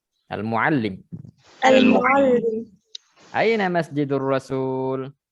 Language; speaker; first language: Arabic; non-native, fluent; Indonesian